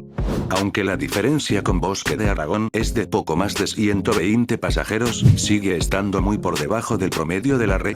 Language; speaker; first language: Spanish; native; Spanish